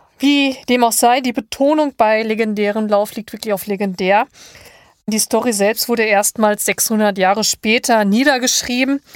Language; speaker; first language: German; native; German